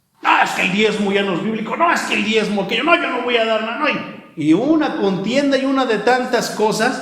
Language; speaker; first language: Spanish; native; Spanish